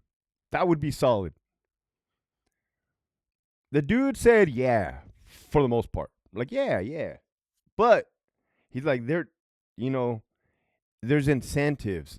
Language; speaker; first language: English; native; English